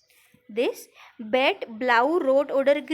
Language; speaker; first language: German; non-native, fluent; Marathi